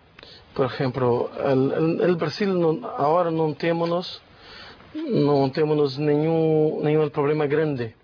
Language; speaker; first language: Spanish; non-native, learner; Portuguese